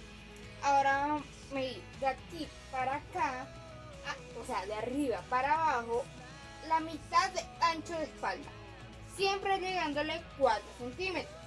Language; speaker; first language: Spanish; native; Spanish